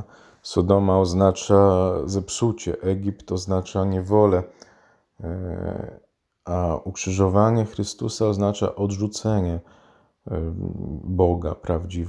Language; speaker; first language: Polish; native; Polish